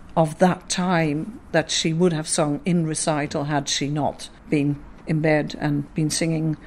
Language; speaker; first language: English; non-native, fluent; Dutch